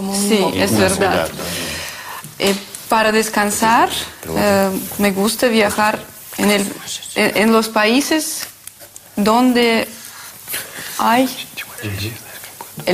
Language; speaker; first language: Spanish; non-native, learner; Russian